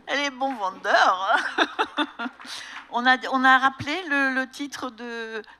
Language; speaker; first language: French; native; French